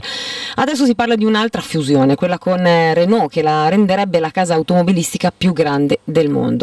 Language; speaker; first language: Italian; native; Italian